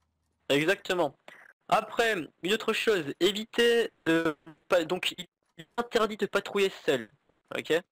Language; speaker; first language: French; native; French